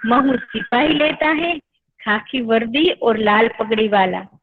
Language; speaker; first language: Hindi; non-native, local second language; Gujarati